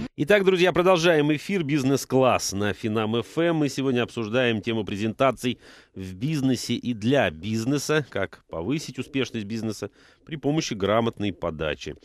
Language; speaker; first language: Russian; native; Russian